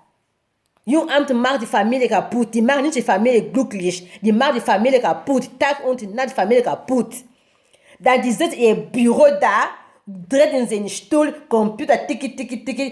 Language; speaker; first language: German; non-native, learner; Lingala